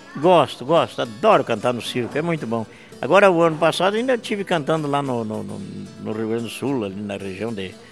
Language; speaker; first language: Portuguese; native; Portuguese